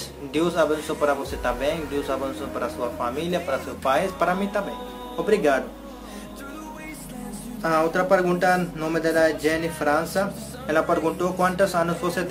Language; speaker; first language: Portuguese; non-native, learner; Hindi